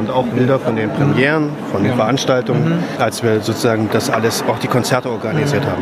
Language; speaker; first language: German; native; German